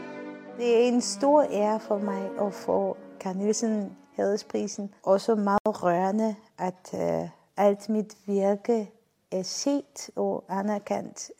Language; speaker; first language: Danish; non-native, fluent; Armenian